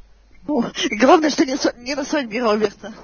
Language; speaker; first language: Russian; native; Russian